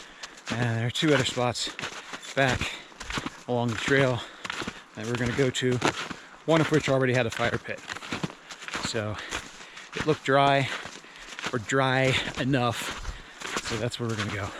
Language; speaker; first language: English; native; English